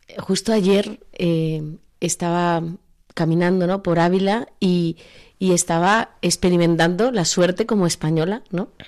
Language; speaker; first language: Spanish; native; Spanish